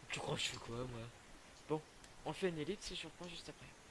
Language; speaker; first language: French; native; French